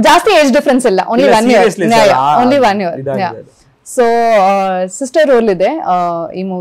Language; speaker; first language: Kannada; early bilingual, other home language; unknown